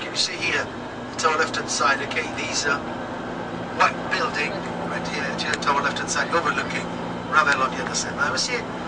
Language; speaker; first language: English; non-native, fluent; Italian